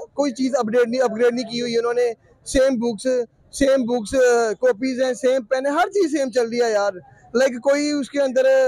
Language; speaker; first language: Urdu; native; Urdu